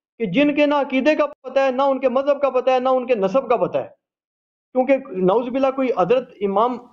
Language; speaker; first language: Urdu; native; Urdu